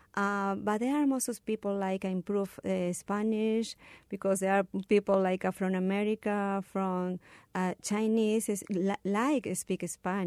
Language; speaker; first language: English; non-native, learner; Spanish